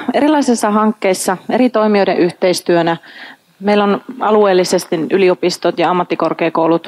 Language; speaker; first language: Finnish; native; Finnish